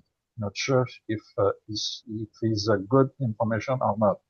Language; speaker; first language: English; non-native, learner; French